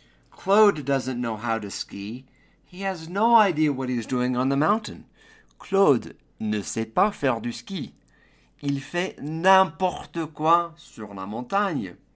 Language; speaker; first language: English; native; English